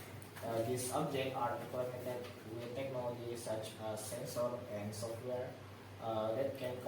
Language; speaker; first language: English; non-native, learner; Indonesian